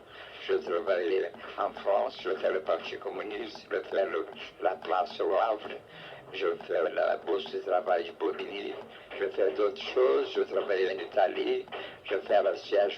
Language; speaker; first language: French; non-native, fluent; Portuguese